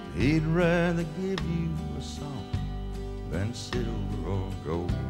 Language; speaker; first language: English; native; English